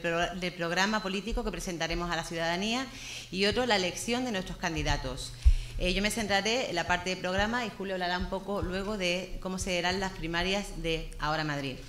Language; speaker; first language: Spanish; native; Spanish